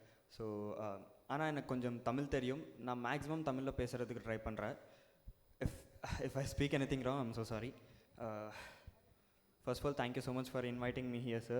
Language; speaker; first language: Tamil; non-native, learner; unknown